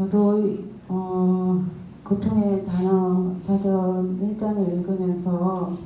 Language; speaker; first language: Korean; native; Korean